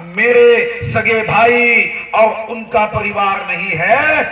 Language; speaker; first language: Hindi; non-native, local second language; Marathi